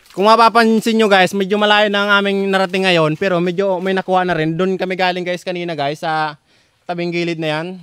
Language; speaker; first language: Filipino; non-native, local second language; Bikol